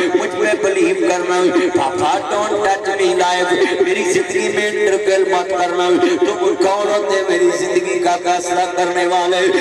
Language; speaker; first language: Urdu; non-native, local second language; Punjabi